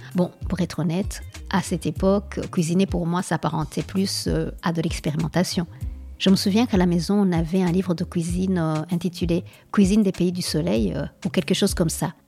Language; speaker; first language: French; non-native, local second language; Kinyarwanda